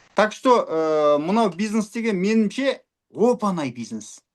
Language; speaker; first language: Russian; non-native, local second language; Kazakh